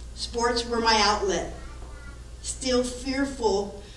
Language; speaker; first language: English; native; English